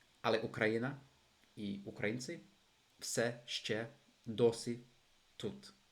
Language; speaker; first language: Ukrainian; non-native, fluent; English